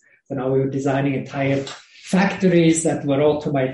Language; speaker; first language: English; non-native, fluent; Swiss German